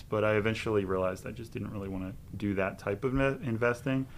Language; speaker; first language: English; native; English